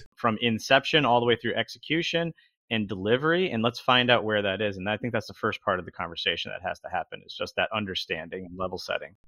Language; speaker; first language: English; native; English